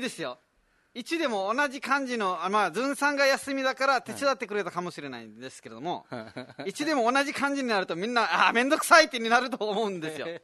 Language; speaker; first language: Japanese; non-native, fluent; Nepali